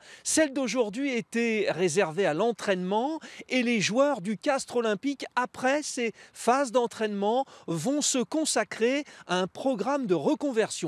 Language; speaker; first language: French; native; French